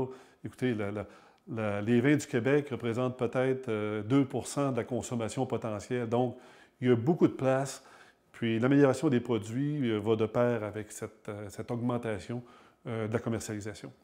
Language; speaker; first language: French; native; French